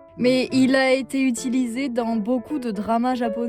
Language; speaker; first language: French; native; French